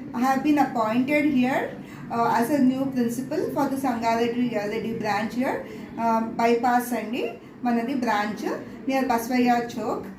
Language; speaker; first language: English; non-native, local second language; Telugu